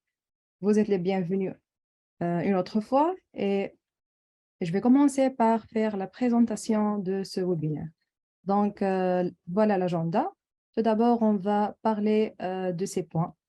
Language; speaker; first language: French; non-native, local second language; Arabic